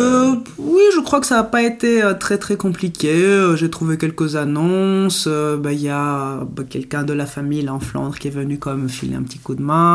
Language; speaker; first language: French; non-native, fluent; Greek